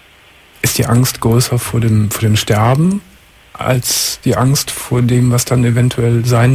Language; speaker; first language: German; native; German